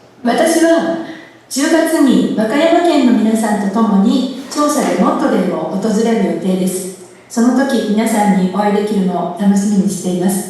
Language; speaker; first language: Japanese; native; Japanese